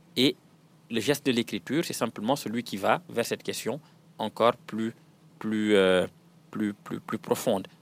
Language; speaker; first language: French; non-native, local second language; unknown